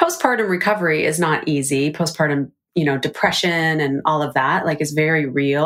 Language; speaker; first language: English; native; English